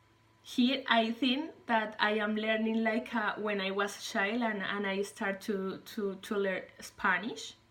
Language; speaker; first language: English; non-native, learner; Spanish